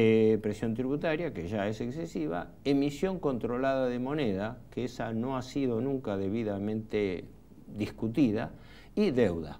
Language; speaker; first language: Spanish; native; Spanish